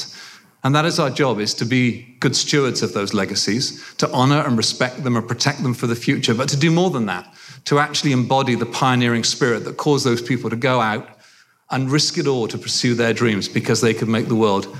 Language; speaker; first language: English; native; English